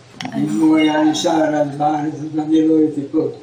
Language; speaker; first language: Hebrew; early bilingual, other home language; Croatian